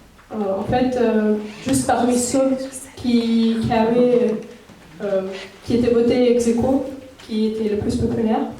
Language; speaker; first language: French; non-native, fluent; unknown